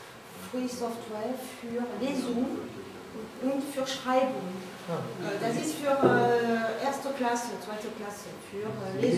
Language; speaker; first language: German; non-native, learner; French